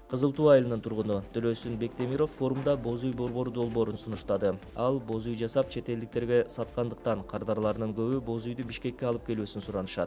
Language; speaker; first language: Kyrgyz; native; Kyrgyz